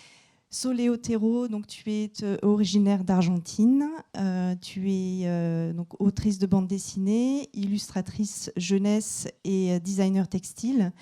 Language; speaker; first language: French; native; French